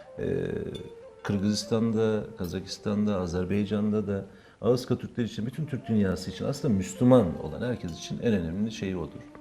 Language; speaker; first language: Turkish; native; Turkish